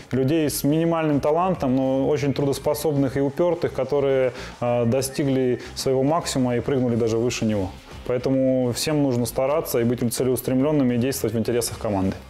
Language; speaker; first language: Russian; native; Russian